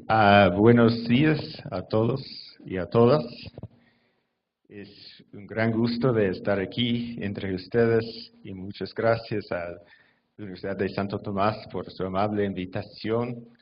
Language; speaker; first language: Spanish; non-native, fluent; English